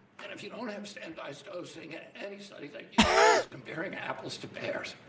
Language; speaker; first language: English; native; English